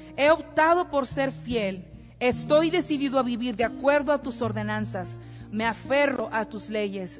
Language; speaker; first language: Spanish; native; Spanish